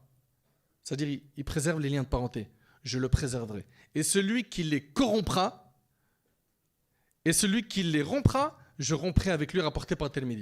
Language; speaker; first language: French; native; French